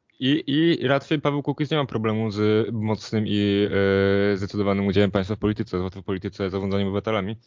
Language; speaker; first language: Polish; native; Polish